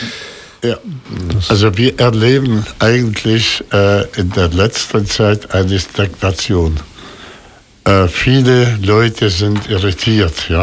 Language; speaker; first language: German; non-native, fluent; Arabic